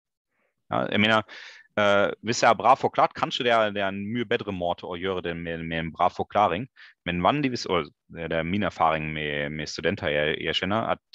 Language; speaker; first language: Norwegian; non-native, fluent; German